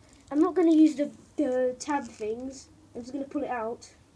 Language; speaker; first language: English; early bilingual, other home language; Polish